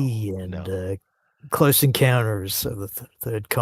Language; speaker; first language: English; native; English